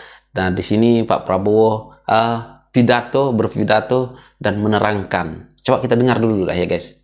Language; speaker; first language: Indonesian; native; Indonesian